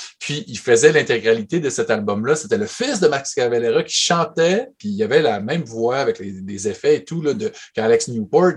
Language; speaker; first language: French; native; French